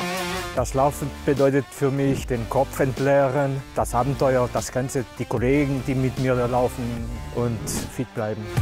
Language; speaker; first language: German; non-native, fluent; Portuguese